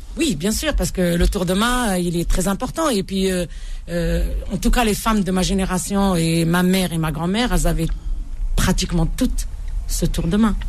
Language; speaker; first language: French; non-native, local second language; Arabic